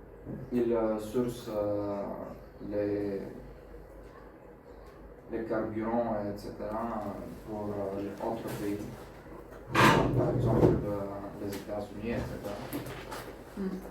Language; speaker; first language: French; non-native, learner; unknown